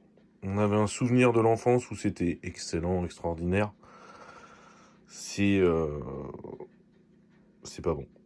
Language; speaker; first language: French; native; French